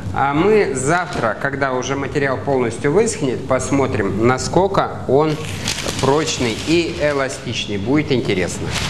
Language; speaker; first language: Russian; native; Russian